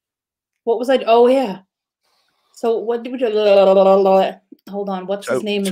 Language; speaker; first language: English; native; English